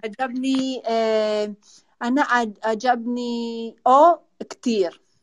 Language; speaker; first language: Arabic; non-native, learner; Spanish